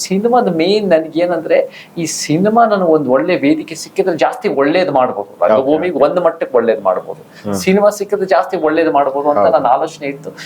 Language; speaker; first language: Kannada; early bilingual, heritage; Kannada